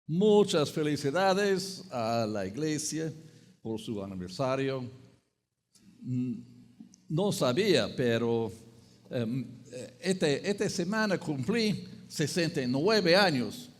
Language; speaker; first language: Spanish; non-native, fluent; English